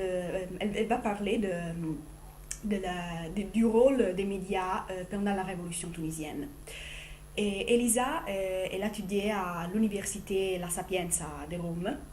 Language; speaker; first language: French; non-native, fluent; Italian